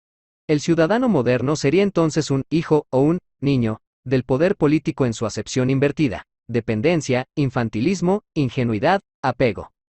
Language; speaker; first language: Spanish; native; Spanish